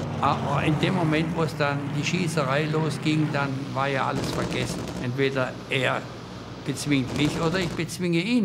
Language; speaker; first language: German; native; German